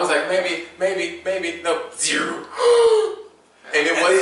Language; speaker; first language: English; native; English